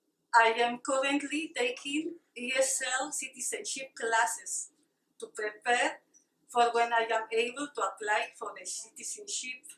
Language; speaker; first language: English; non-native, learner; Spanish